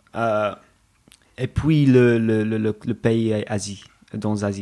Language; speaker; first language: French; non-native, learner; English